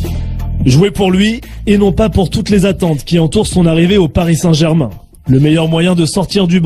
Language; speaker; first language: French; native; French